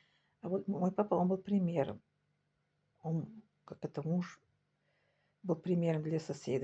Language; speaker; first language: Russian; non-native, local second language; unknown